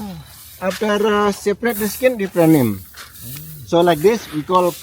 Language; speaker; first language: English; non-native, learner; Indonesian